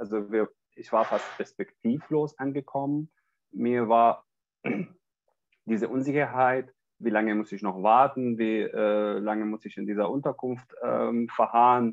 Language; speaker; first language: German; non-native, fluent; Arabic